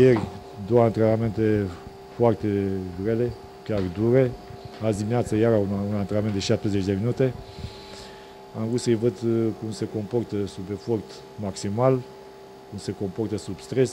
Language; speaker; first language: Romanian; native; Romanian